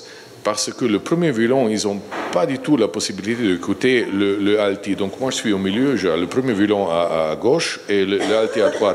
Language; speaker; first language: French; non-native, fluent; Slovenian